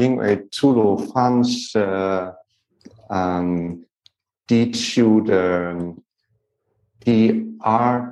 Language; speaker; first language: Chinese; non-native, learner; English